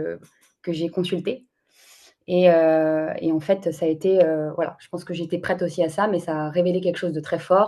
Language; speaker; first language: French; native; French